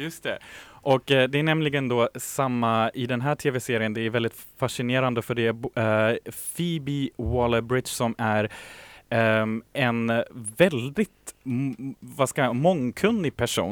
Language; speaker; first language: Swedish; native; Swedish